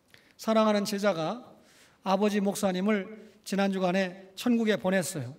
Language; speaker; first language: Korean; native; Korean